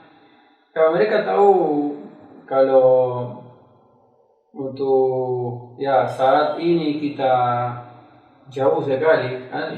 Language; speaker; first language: Indonesian; non-native, fluent; Spanish